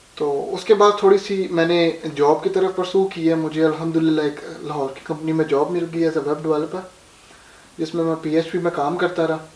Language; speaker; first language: Urdu; non-native, local second language; Punjabi